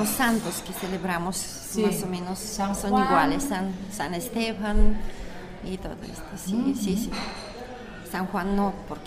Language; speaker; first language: Spanish; non-native, learner; Bulgarian